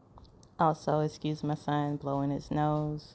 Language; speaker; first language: English; native; English